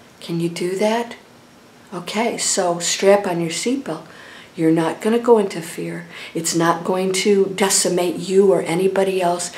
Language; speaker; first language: English; native; English